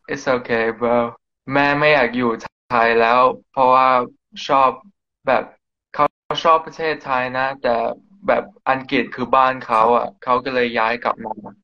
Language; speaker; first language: Thai; early bilingual, other home language; English